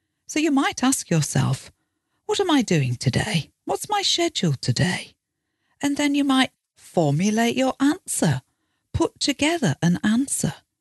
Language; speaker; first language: English; native; English